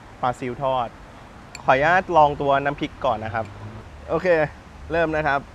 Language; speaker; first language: Thai; native; Thai